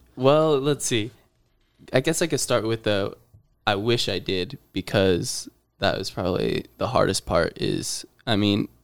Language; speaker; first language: English; native; English